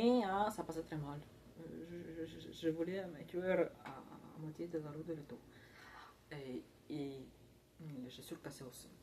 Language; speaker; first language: French; non-native, learner; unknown